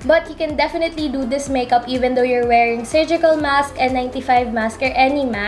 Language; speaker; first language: English; non-native, local second language; Filipino